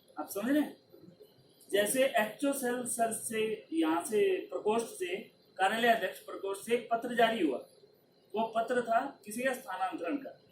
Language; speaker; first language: Hindi; non-native, local second language; Punjabi